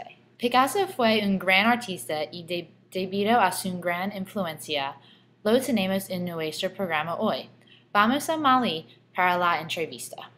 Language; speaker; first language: Spanish; non-native, learner; English